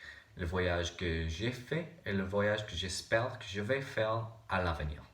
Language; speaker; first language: French; non-native, learner; English